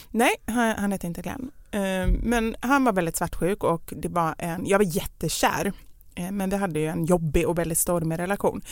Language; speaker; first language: Swedish; native; Swedish